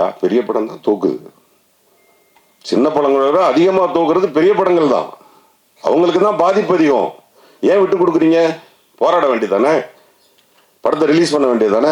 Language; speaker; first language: Tamil; native; Tamil